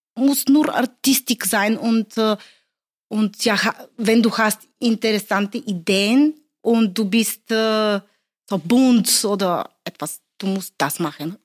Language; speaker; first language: German; non-native, learner; Bulgarian